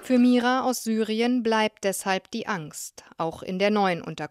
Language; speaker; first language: German; native; German